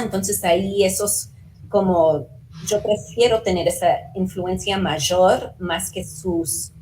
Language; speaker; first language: Spanish; early bilingual, heritage; Spanish